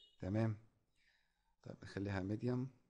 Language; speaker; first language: Arabic; native; Arabic